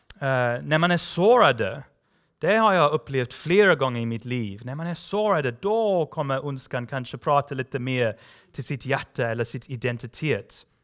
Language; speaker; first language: Swedish; non-native, fluent; English